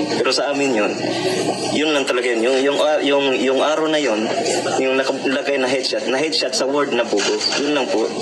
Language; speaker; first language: Filipino; non-native, local second language; Cebuano